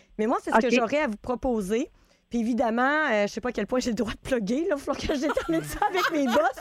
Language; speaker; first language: French; native; French